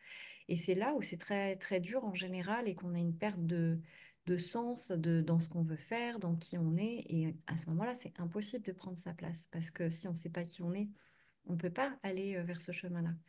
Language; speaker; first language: French; native; French